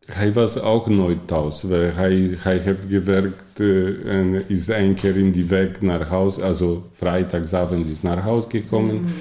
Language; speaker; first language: Dutch; non-native, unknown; Polish